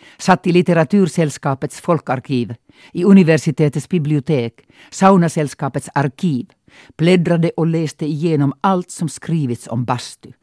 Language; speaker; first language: Swedish; non-native, local second language; Finnish